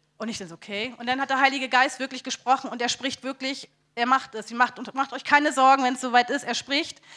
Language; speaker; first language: German; native; German